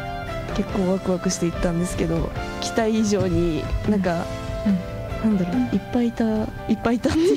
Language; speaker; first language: Japanese; native; Japanese